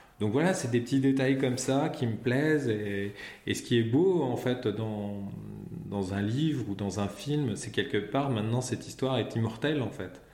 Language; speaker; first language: French; native; French